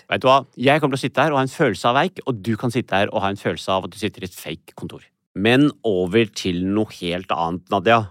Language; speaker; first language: Norwegian; early bilingual, other home language; Urdu